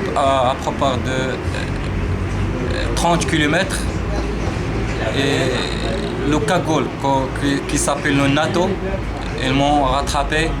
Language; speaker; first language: French; non-native, learner; Arabic